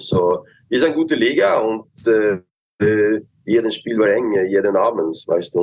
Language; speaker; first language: German; non-native, learner; Swedish